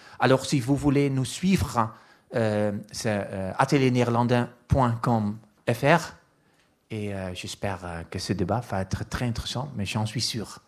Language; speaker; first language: French; non-native, fluent; Dutch